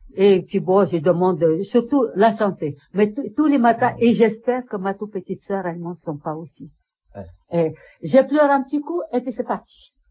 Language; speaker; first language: French; non-native, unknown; Russian